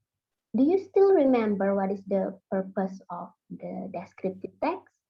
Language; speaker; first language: English; non-native, fluent; Indonesian